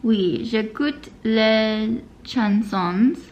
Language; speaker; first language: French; non-native, learner; English